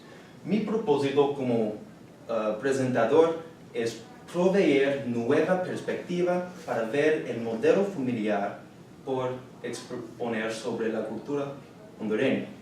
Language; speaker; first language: Spanish; non-native, learner; English